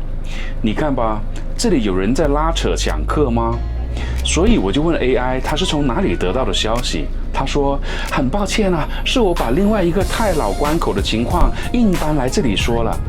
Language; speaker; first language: Chinese; native; Chinese